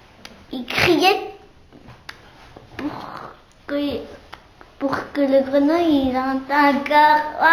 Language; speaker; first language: French; non-native, learner; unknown